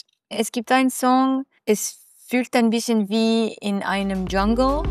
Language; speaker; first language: German; non-native, local second language; French